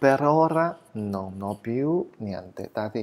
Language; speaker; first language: Italian; non-native, fluent; Chinese